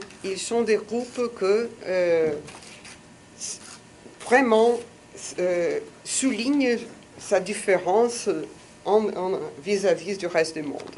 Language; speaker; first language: French; non-native, fluent; Portuguese